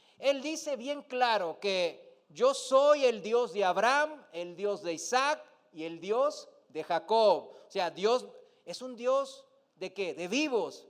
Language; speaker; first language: Spanish; non-native, fluent; Korean